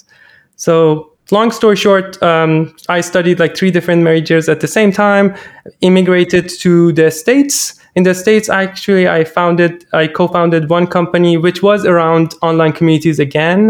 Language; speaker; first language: English; non-native, fluent; Persian